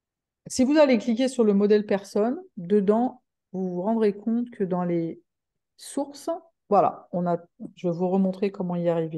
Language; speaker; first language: French; native; French